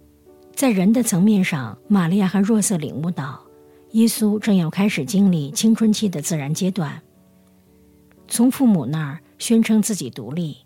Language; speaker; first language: Chinese; native; Chinese